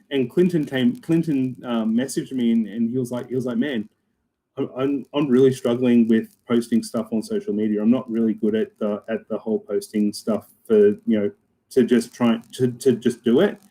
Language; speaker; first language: English; native; English